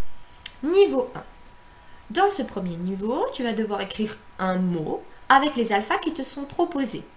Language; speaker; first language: French; native; French